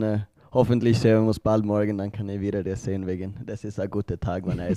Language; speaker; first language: German; non-native, learner; Swedish